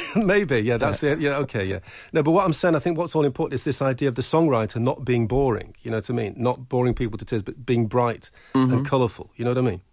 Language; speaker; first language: English; native; English